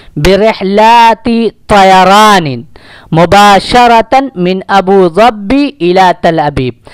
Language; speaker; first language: Arabic; non-native, fluent; Urdu